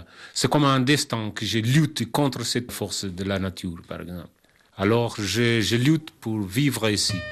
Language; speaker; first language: French; non-native, learner; Kabuverdianu